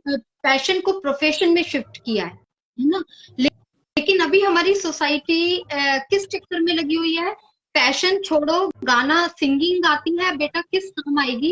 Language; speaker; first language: Hindi; native; Hindi